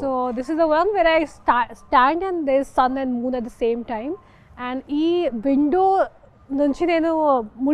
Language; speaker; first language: Telugu; non-native, local second language; Hindi